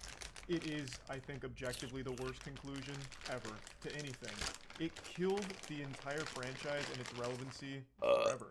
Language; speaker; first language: English; native; English